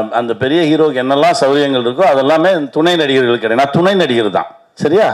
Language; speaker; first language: Tamil; native; Tamil